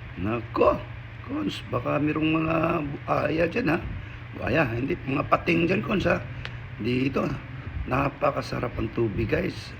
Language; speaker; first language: Filipino; non-native, local second language; Cebuano